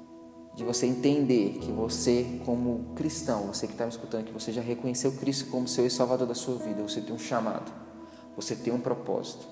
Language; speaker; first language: Portuguese; native; Portuguese